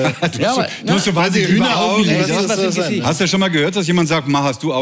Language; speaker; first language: German; native; German